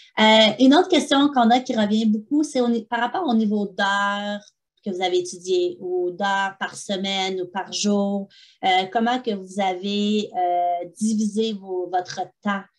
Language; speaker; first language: French; native; French